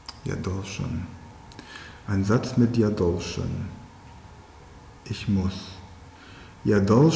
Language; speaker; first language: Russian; non-native, learner; German